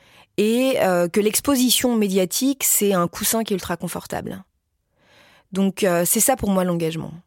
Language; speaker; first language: French; native; French